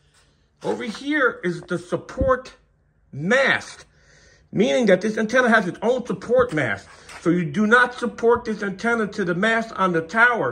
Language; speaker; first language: English; native; English